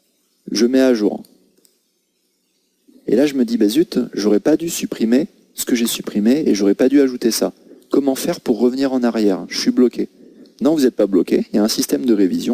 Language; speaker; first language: French; native; French